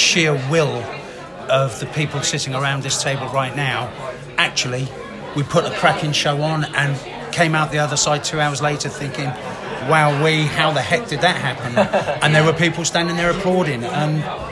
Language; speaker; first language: English; native; English